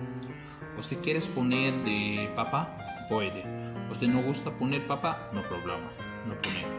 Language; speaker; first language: Spanish; non-native, learner; Urdu